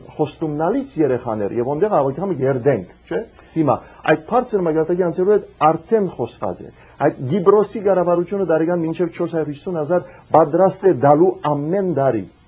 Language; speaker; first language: Armenian; early bilingual, heritage; Armenian